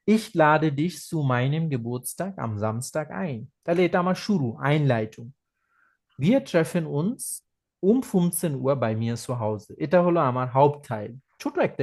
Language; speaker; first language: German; non-native, fluent; Bangla